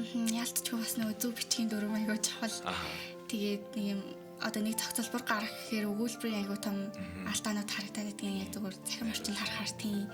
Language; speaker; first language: Mongolian; native; Mongolian